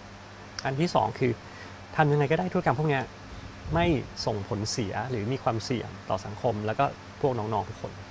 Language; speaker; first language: Thai; native; Thai